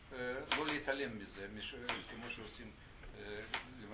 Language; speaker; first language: Hebrew; non-native, fluent; Russian